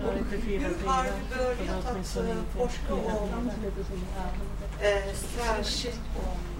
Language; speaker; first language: Swedish; non-native, fluent; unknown